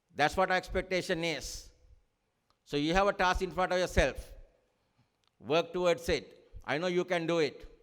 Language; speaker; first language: English; non-native, local second language; Sinhala